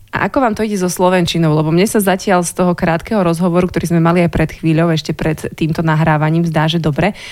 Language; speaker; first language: Slovak; native; Slovak